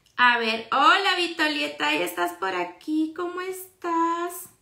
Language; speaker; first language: Spanish; native; Spanish